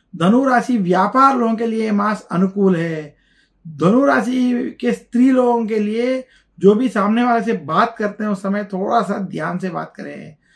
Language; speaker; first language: Hindi; non-native, local second language; Telugu